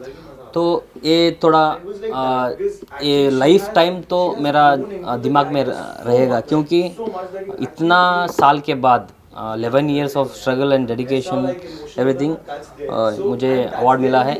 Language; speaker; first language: Hindi; non-native, local second language; Kannada